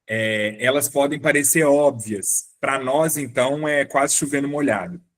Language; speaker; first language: Portuguese; native; Portuguese